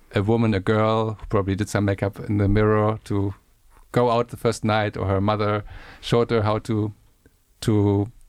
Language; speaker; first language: English; non-native, fluent; German